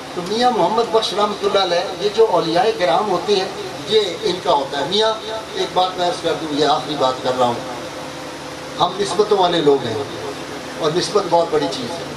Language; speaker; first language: Urdu; non-native, local second language; Punjabi